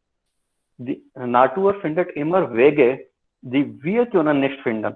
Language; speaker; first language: German; non-native, fluent; Hindi